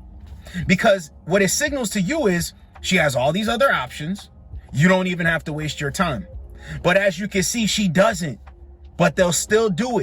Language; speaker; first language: English; native; English